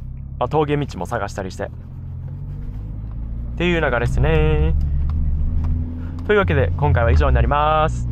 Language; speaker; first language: Japanese; native; Japanese